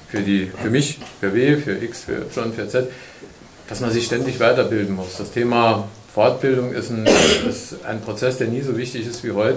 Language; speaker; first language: German; native; German